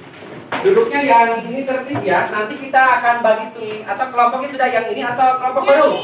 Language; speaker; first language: Indonesian; native; Indonesian